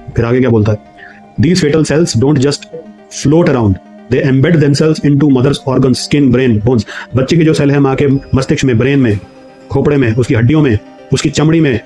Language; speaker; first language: Hindi; native; Hindi